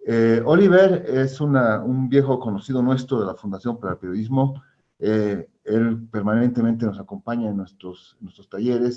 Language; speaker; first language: Spanish; native; Spanish